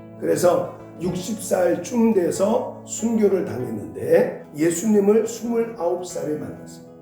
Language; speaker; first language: Korean; native; Korean